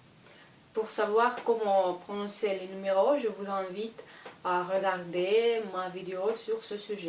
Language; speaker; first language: French; non-native, fluent; Russian